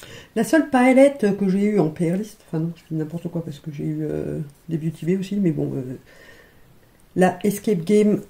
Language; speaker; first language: French; native; French